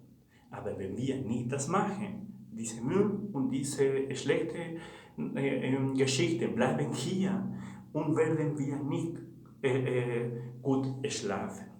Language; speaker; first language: German; non-native, fluent; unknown